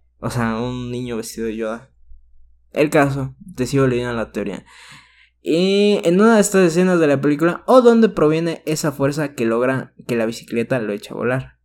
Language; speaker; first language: Spanish; native; Spanish